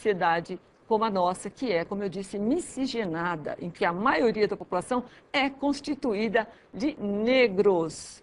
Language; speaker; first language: Portuguese; native; Portuguese